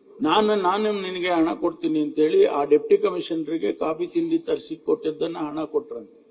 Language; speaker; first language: Kannada; native; Kannada